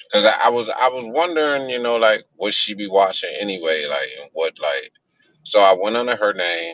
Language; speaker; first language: English; native; English